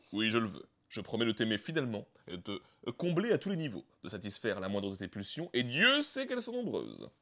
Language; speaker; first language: French; native; French